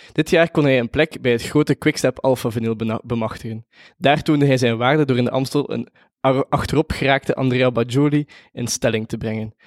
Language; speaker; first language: Dutch; native; Dutch